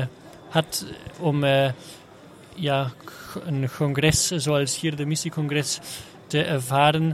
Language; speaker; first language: Dutch; non-native, learner; German